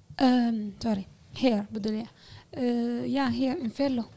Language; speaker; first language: Dutch; non-native, fluent; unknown